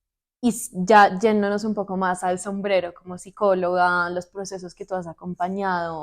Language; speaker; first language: Spanish; native; Spanish